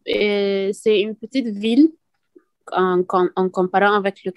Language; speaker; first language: French; non-native, learner; Arabic